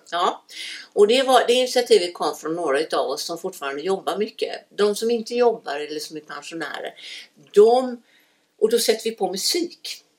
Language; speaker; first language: Swedish; native; Swedish